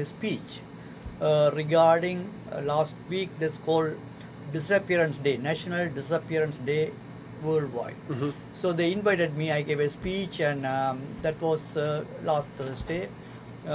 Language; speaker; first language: English; non-native, local second language; Tamil